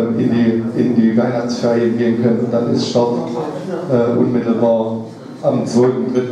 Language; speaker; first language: German; native; German